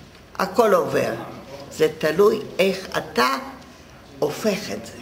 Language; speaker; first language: Hebrew; non-native, fluent; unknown